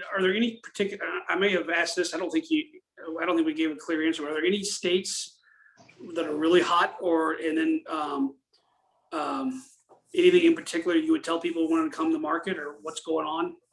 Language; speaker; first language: English; native; English